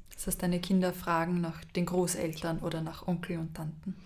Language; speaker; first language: German; native; German